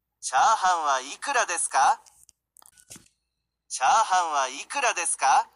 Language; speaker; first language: Japanese; non-native, learner; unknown